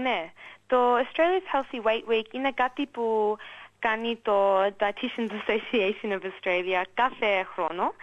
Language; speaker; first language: Greek; early bilingual, heritage; English